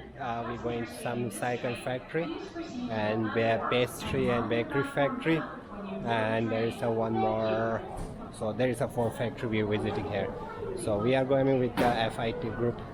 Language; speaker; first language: English; non-native, learner; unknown